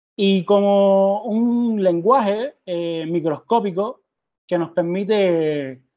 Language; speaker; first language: Spanish; native; Spanish